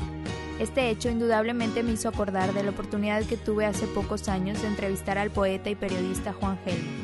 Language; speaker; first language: Spanish; native; Spanish